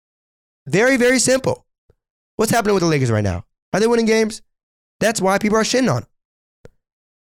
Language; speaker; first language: English; native; English